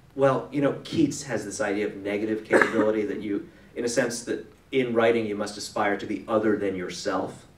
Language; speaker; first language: English; native; English